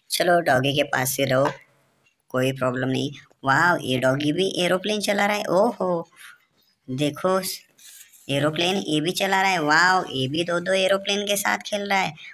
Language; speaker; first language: Hindi; native; Hindi